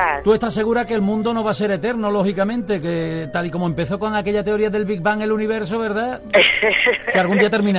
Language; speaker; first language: Spanish; native; Spanish